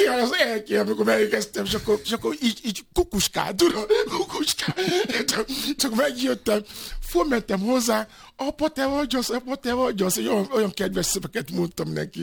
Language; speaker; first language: Hungarian; non-native, fluent; Yoruba